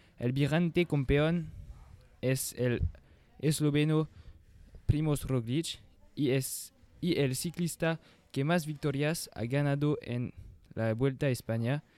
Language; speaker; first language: Spanish; non-native, learner; French